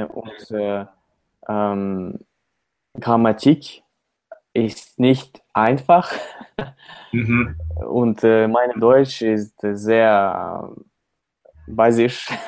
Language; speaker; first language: German; non-native, learner; Russian